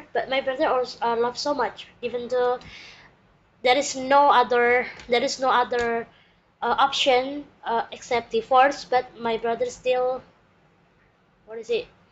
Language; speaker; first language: English; non-native, learner; Indonesian